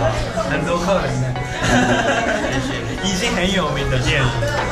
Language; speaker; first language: Chinese; non-native, learner; Japanese